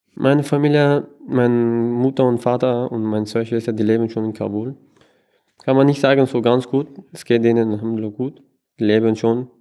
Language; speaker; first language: German; non-native, learner; Persian